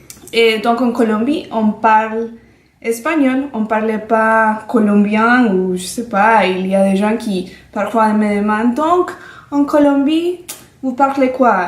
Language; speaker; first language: French; non-native, fluent; Spanish